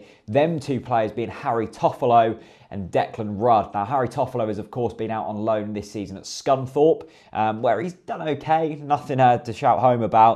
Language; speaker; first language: English; native; English